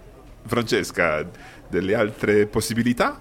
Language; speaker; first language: Italian; non-native, fluent; English